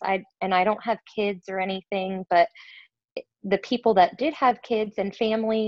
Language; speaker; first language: English; native; English